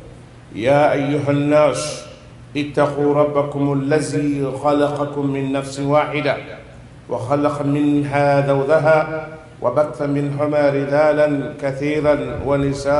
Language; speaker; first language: Arabic; non-native, fluent; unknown